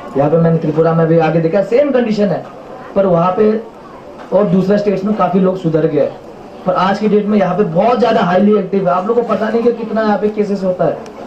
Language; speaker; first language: Hindi; non-native, local second language; Manipuri